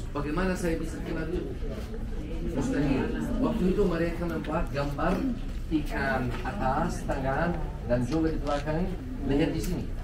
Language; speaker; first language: Indonesian; non-native, learner; Arabic